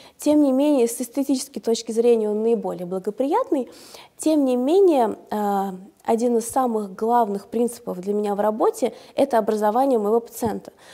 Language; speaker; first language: Russian; native; Russian